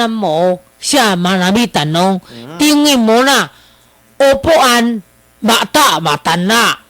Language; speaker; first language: Filipino; non-native, learner; Chinese